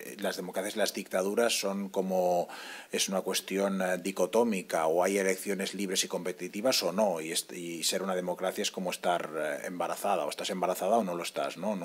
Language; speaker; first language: Spanish; non-native, local second language; Catalan